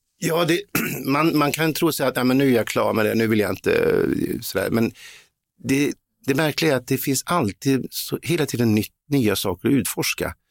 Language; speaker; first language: Swedish; native; Swedish